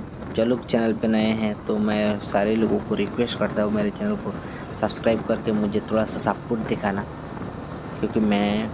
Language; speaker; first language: Hindi; non-native, local second language; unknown